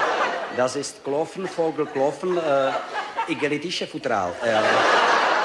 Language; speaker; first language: German; non-native, learner; Czech